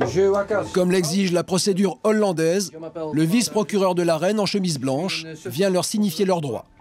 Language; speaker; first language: French; native; French